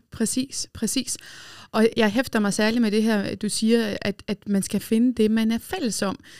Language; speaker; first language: Danish; native; Danish